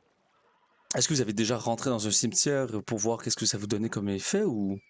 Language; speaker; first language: French; native; French